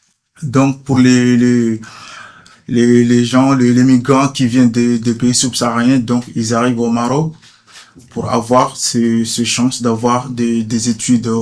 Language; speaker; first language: French; non-native, fluent; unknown